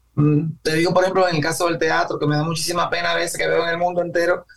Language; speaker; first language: Spanish; native; Spanish